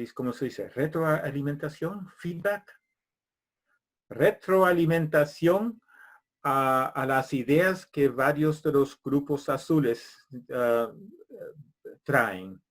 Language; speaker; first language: Spanish; non-native, fluent; English